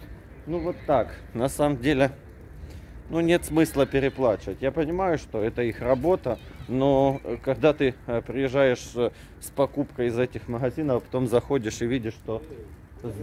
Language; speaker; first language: Russian; native; Russian